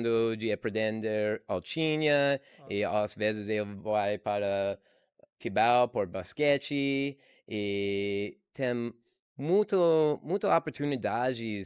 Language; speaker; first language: Portuguese; non-native, learner; English